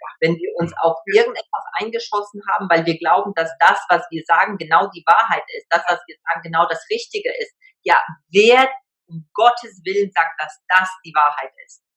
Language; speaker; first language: German; early bilingual, other home language; Polish